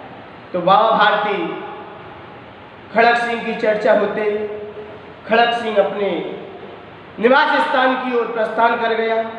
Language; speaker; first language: Hindi; native; Hindi